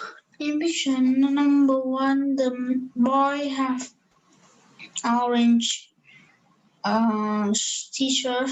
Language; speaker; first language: English; non-native, learner; Vietnamese